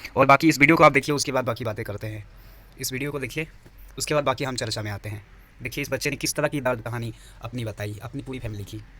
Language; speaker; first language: Hindi; native; Hindi